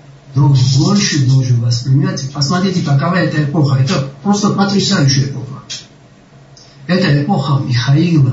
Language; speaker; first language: Russian; non-native, local second language; Georgian